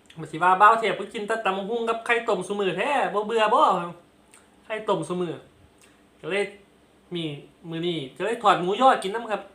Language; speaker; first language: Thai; non-native, local second language; Lao